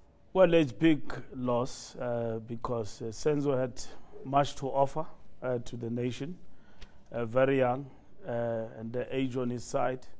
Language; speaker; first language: English; non-native, local second language; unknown